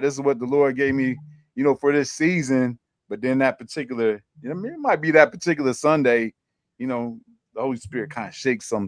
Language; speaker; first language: English; native; English